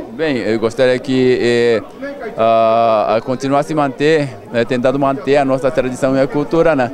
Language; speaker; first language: Portuguese; non-native, learner; Japanese